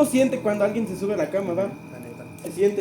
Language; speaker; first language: Spanish; native; Spanish